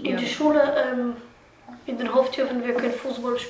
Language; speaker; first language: German; early bilingual, other home language; Bulgarian